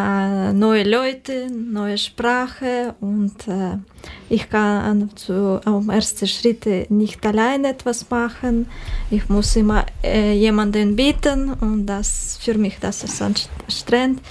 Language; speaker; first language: German; non-native, learner; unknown